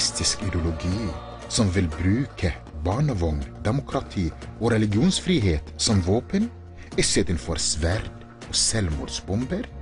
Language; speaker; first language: Norwegian; non-native, fluent; Arabic